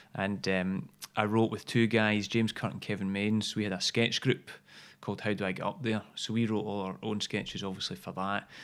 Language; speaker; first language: English; native; English